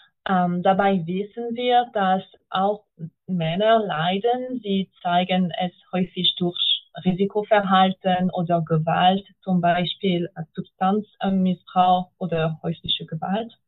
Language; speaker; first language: German; non-native, fluent; English